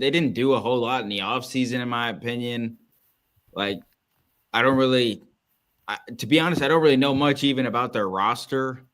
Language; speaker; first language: English; native; English